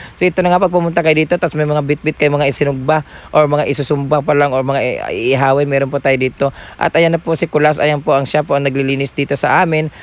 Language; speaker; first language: Filipino; non-native, local second language; Cebuano